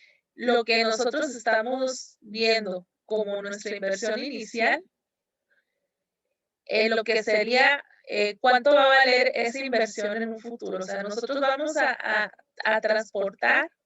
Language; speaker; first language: Spanish; native; Spanish